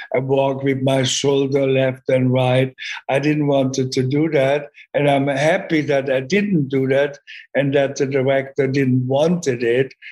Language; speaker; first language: English; non-native, fluent; German